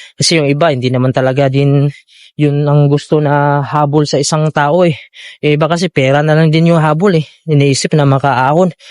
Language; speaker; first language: Filipino; native; Filipino